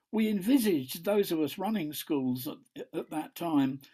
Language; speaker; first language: English; native; English